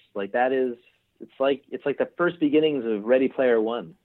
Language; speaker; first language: English; native; English